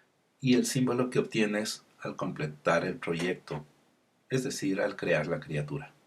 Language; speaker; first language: Spanish; native; Spanish